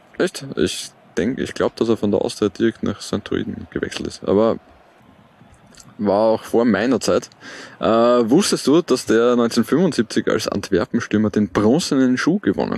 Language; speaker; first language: German; native; German